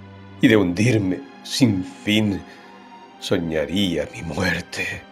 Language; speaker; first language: Spanish; native; Spanish